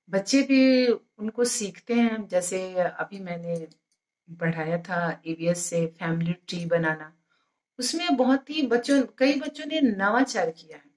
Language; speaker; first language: Hindi; native; Hindi